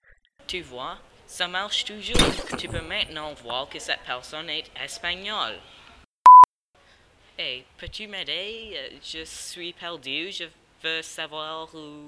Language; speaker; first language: French; non-native, learner; English